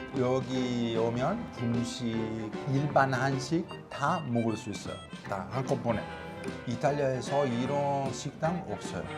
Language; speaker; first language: Korean; non-native, learner; Italian